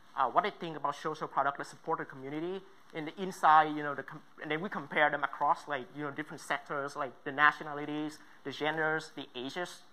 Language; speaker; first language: English; non-native, fluent; Vietnamese